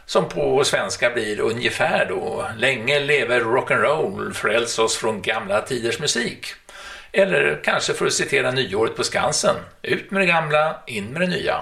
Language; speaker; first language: Swedish; native; Swedish